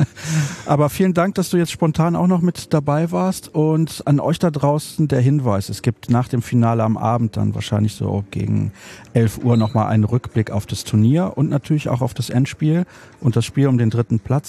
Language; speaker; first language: German; native; German